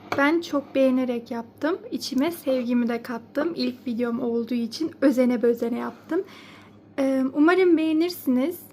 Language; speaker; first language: Turkish; early bilingual, heritage; Turkish